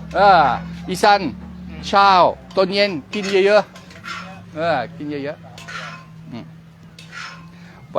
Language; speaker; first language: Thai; non-native, learner; French